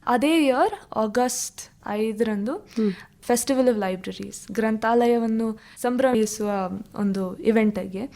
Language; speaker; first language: Kannada; non-native, local second language; Kodava